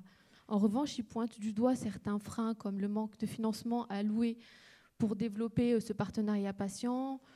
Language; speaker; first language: French; native; French